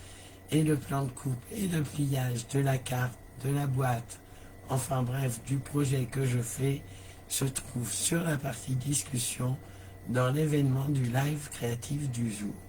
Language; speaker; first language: French; native; French